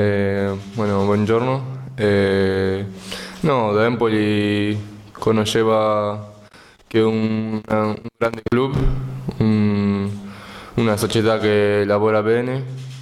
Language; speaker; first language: Italian; non-native, learner; Spanish